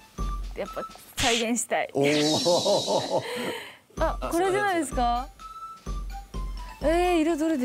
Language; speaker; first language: Japanese; native; Japanese